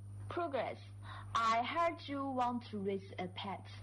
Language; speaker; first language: English; non-native, fluent; Chinese